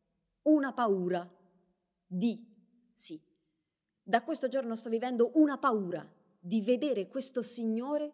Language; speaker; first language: Italian; non-native, learner; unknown